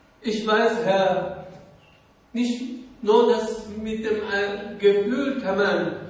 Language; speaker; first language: German; non-native, learner; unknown